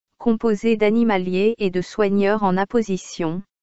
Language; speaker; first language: French; native; French